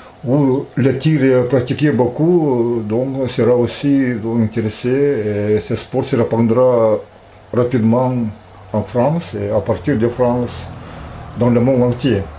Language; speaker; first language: French; non-native, fluent; Russian